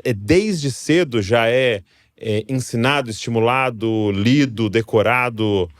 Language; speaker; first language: Portuguese; native; Portuguese